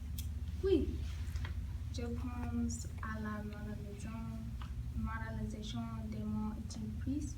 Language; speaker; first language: French; non-native, learner; English